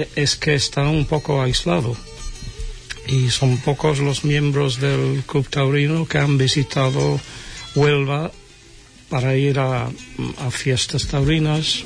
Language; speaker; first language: Spanish; non-native, fluent; English